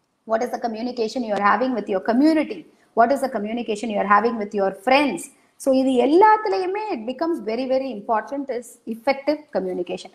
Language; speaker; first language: English; non-native, local second language; Tamil